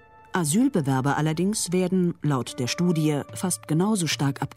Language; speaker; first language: German; native; German